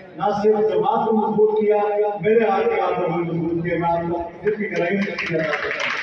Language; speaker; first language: Urdu; non-native, local second language; Pahari-Potwari